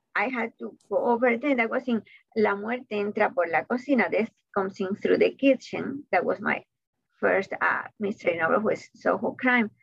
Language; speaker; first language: English; non-native, fluent; Spanish